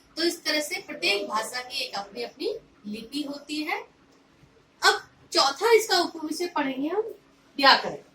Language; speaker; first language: Hindi; native; Hindi